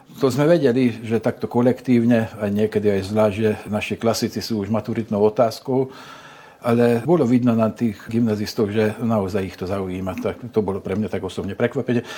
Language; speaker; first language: Slovak; native; Slovak